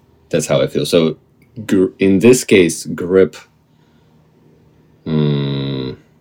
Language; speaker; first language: English; non-native, fluent; Russian